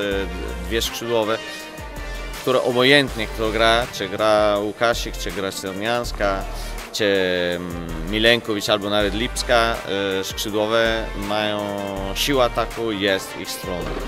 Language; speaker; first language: Polish; non-native, fluent; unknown